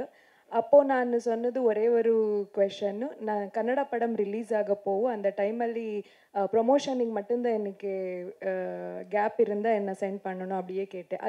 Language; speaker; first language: Tamil; non-native, learner; Kannada